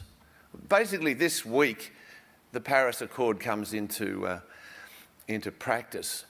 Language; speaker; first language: English; native; English